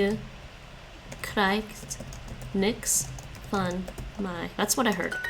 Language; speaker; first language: Dutch; non-native, learner; English